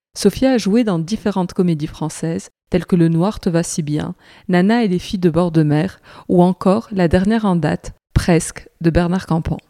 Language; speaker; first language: French; native; French